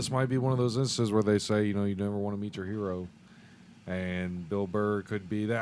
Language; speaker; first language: English; native; English